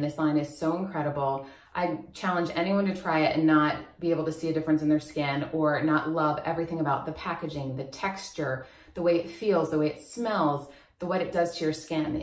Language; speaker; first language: English; native; English